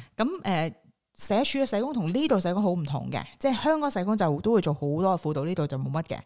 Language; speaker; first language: Cantonese; native; Cantonese